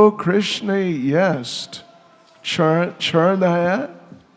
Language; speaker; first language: Russian; non-native, learner; English